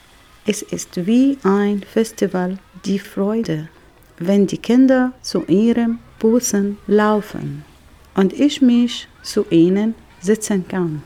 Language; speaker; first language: German; non-native, fluent; Arabic